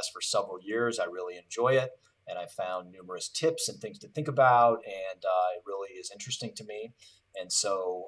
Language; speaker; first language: English; native; English